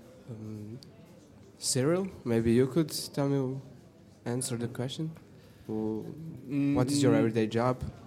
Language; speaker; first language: English; non-native, fluent; Serbian